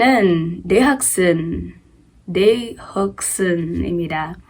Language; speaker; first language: Korean; non-native, learner; English